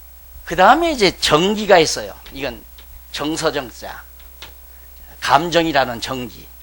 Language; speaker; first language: Korean; native; Korean